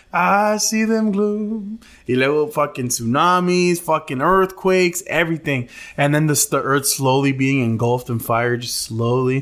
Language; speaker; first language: English; early bilingual, other home language; Spanish